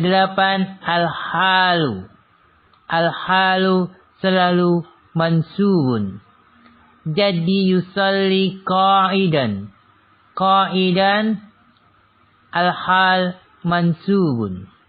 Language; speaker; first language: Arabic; non-native, fluent; Indonesian